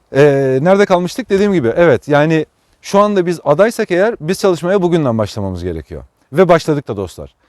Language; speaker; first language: Turkish; native; Turkish